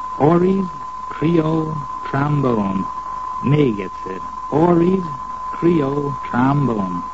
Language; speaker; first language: Hungarian; non-native, fluent; English